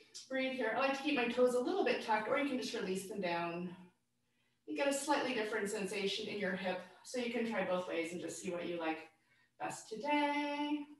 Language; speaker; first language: English; native; English